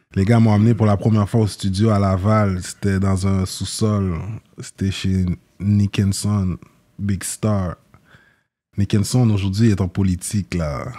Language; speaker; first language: French; early bilingual, other home language; Haitian Creole